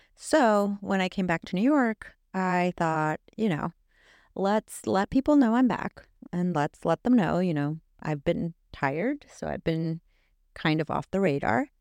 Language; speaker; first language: English; non-native, fluent; Spanish